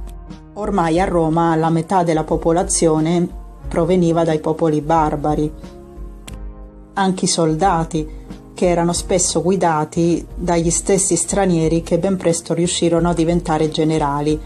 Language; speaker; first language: Italian; native; Italian